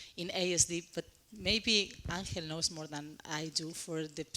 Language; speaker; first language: English; non-native, fluent; Spanish